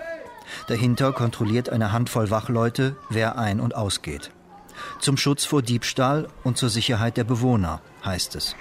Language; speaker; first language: German; native; German